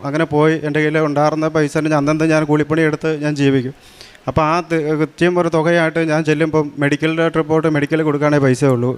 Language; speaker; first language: Malayalam; non-native, local second language; Tamil